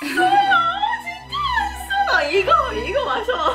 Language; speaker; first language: Korean; non-native, learner; Malay